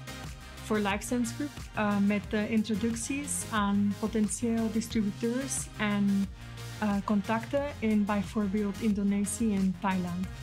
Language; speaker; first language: Dutch; non-native, fluent; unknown